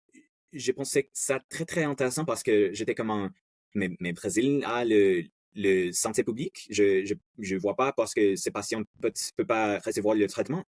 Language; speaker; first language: French; non-native, learner; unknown